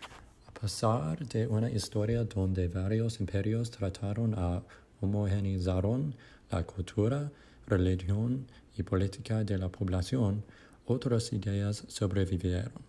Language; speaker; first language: Spanish; non-native, learner; English